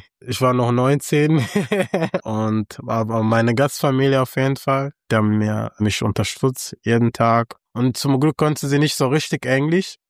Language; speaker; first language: German; non-native, fluent; Kinyarwanda